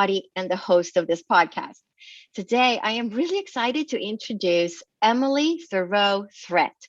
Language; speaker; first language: English; native; English